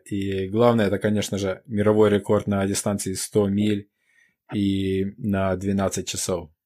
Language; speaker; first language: Russian; non-native, local second language; Ukrainian